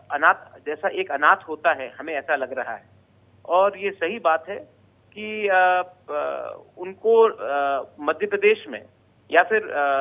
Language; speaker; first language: Hindi; non-native, local second language; Bangla